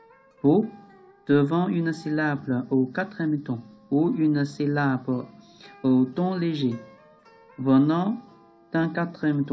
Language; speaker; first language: French; non-native, learner; Chinese